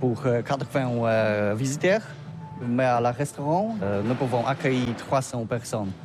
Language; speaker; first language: French; non-native, learner; Polish